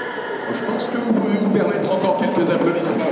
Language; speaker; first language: French; native; French